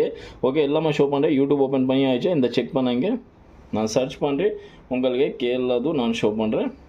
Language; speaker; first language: Tamil; non-native, local second language; Malayalam